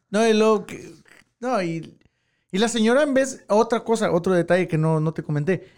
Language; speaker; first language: Spanish; early bilingual, heritage; Spanish